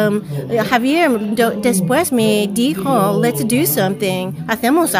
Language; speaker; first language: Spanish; non-native, learner; English